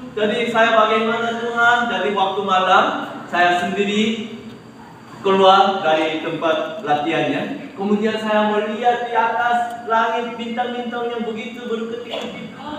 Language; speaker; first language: Indonesian; non-native, fluent; Korean